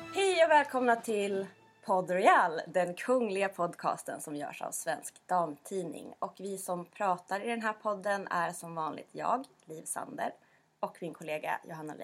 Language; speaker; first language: Swedish; native; Swedish